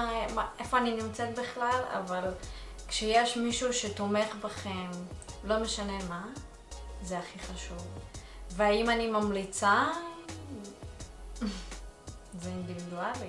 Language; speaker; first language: Hebrew; early bilingual, other home language; Russian